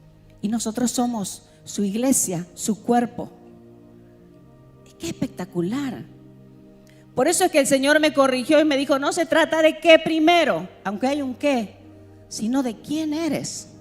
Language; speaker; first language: Spanish; native; Spanish